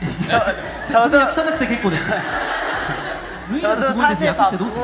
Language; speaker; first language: Japanese; native; Japanese